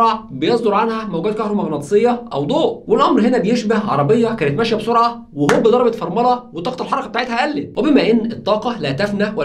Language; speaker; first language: Arabic; native; Arabic